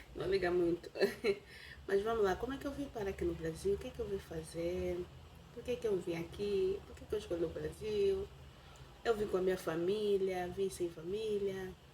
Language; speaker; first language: Portuguese; native; Portuguese